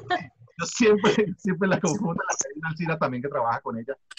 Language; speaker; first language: Spanish; native; Spanish